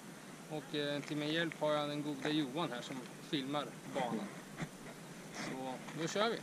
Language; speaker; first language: Swedish; native; Swedish